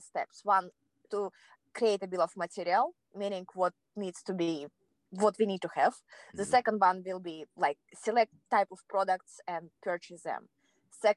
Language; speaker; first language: English; non-native, fluent; Kazakh